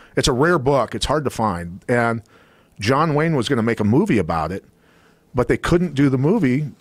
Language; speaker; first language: English; native; English